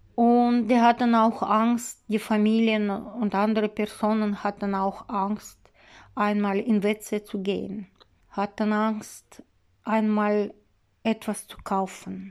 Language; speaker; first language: German; non-native, learner; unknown